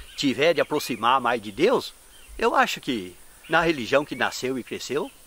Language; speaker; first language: Portuguese; native; Portuguese